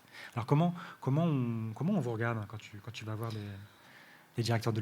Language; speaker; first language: French; native; French